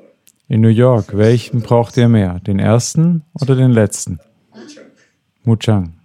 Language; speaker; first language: German; non-native, fluent; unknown